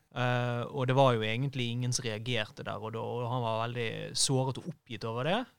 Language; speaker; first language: Norwegian; native; Norwegian